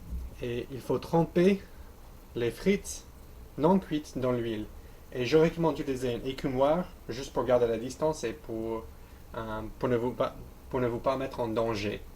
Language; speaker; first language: French; non-native, learner; English